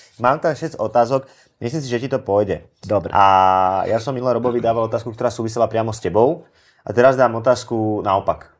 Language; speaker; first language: Slovak; native; Slovak